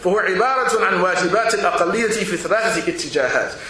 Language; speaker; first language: Arabic; non-native, fluent; English